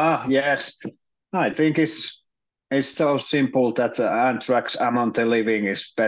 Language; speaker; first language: English; non-native, learner; Finnish